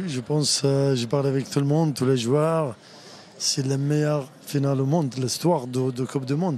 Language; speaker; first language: French; non-native, learner; Arabic